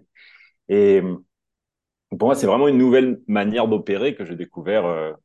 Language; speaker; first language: French; native; French